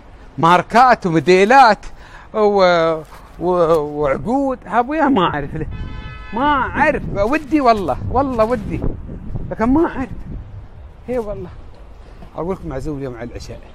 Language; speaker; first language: Arabic; native; Arabic